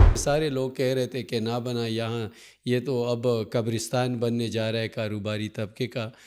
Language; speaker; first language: Urdu; non-native, local second language; Pashto